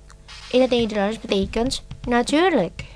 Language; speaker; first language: Dutch; non-native, learner; Indonesian